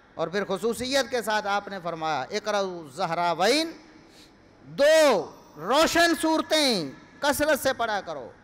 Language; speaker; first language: Urdu; non-native, local second language; Punjabi